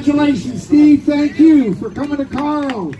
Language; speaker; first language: English; native; English